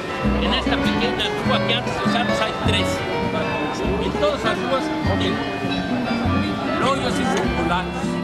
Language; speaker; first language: Portuguese; non-native, fluent; French